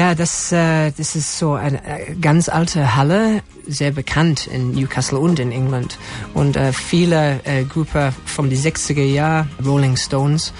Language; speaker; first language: German; non-native, learner; English